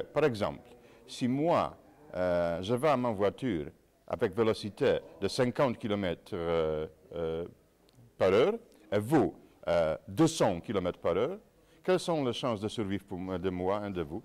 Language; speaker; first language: French; non-native, fluent; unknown